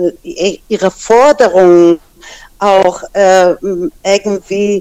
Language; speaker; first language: German; non-native, fluent; Persian